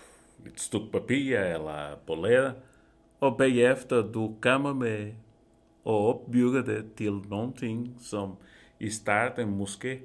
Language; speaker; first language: Danish; non-native, fluent; Portuguese